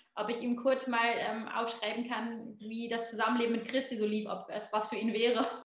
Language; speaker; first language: German; native; German